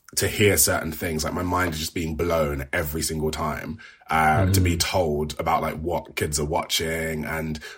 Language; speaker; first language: English; native; English